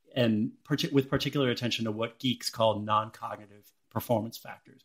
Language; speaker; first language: English; native; English